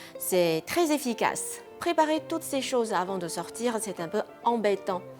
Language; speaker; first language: French; non-native, fluent; Chinese